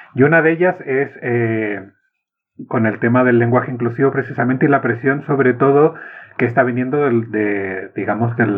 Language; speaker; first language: Spanish; native; Spanish